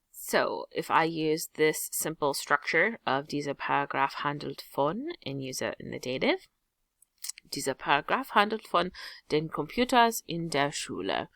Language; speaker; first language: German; non-native, fluent; English